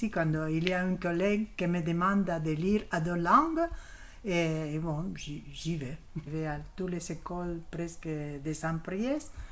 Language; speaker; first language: French; non-native, learner; Spanish